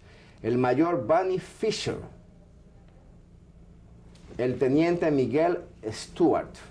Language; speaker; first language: Spanish; native; Spanish